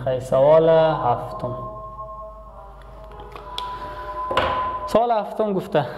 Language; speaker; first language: Persian; native; Persian